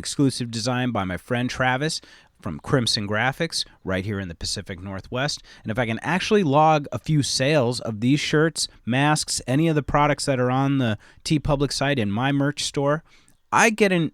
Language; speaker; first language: English; native; English